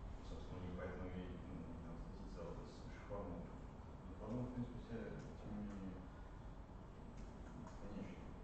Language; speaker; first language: Russian; native; Russian